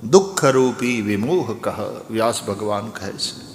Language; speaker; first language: Hindi; non-native, local second language; Gujarati